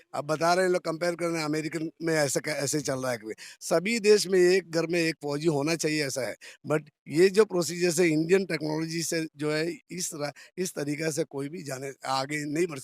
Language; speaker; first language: Hindi; native; Hindi